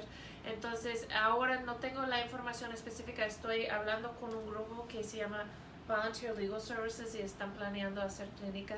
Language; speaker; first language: Spanish; non-native, fluent; English